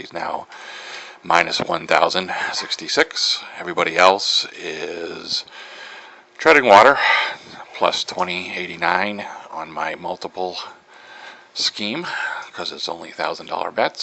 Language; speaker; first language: English; native; English